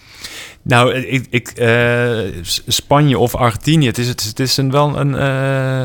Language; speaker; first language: Dutch; native; Dutch